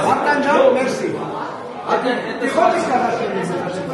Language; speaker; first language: Russian; non-native, fluent; Armenian